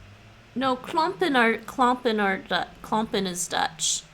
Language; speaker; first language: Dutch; non-native, learner; English